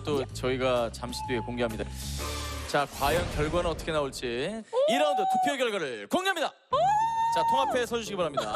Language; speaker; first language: Korean; native; Korean